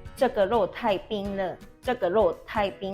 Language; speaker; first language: Chinese; non-native, learner; Filipino